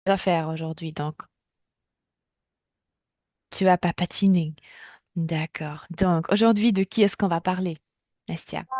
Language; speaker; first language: French; non-native, fluent; Russian